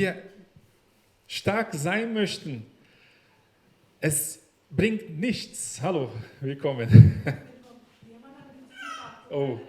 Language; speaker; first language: German; non-native, learner; Portuguese